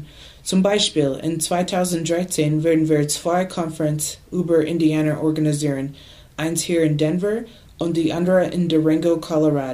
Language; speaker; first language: German; non-native, learner; English